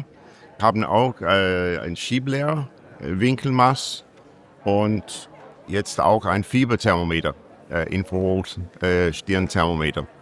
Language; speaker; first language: German; non-native, learner; English